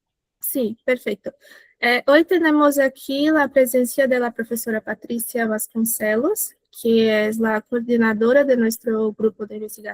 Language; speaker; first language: Spanish; non-native, fluent; Portuguese